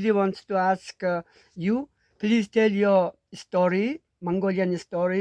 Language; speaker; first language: English; non-native, learner; Mongolian